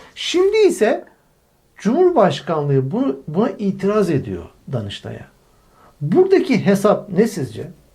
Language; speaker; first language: Turkish; native; Turkish